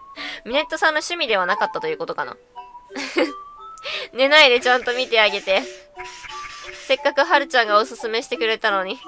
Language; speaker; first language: Japanese; native; Japanese